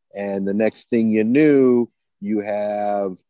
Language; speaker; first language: English; native; English